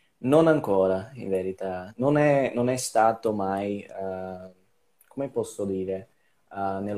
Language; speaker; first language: Italian; non-native, learner; Portuguese